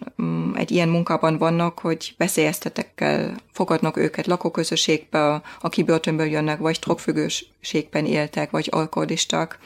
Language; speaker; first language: Hungarian; non-native, fluent; German